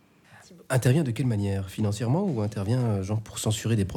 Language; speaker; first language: French; native; French